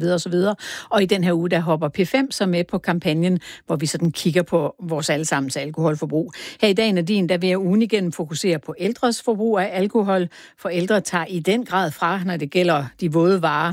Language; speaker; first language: Danish; native; Danish